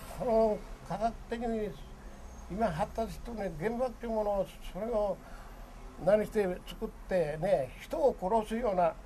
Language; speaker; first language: Japanese; early bilingual, other home language; Korean